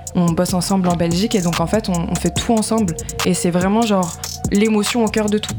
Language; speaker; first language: French; native; French